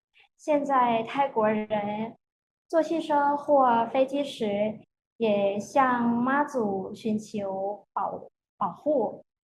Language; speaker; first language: Chinese; non-native, learner; Thai